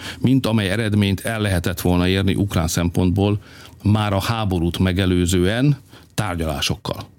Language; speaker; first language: Hungarian; native; Hungarian